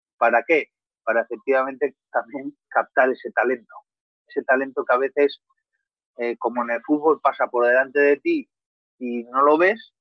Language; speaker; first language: Spanish; native; Spanish